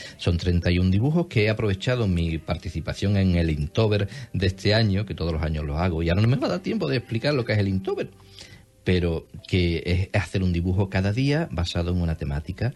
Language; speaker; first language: Spanish; native; Spanish